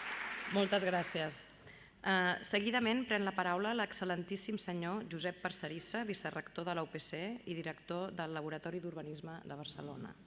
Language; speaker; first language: Catalan; native; Catalan